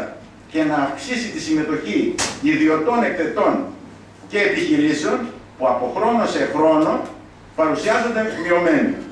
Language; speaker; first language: Greek; native; Greek